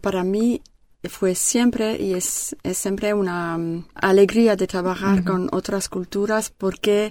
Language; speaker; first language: Spanish; non-native, learner; French